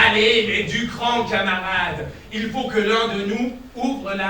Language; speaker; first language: French; native; French